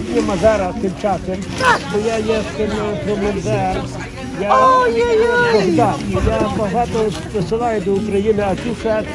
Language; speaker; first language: Polish; non-native, learner; Ukrainian